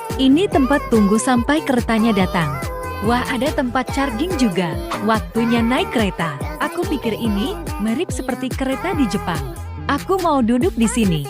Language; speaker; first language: Indonesian; non-native, fluent; Japanese